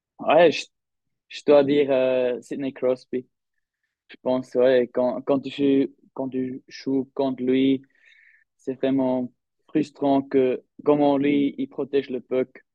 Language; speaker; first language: French; non-native, local second language; German